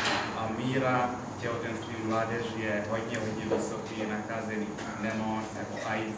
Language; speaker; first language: Czech; non-native, learner; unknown